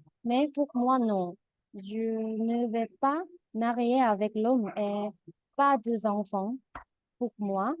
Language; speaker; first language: French; non-native, learner; Korean